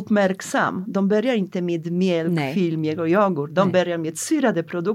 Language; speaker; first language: Swedish; non-native, fluent; Polish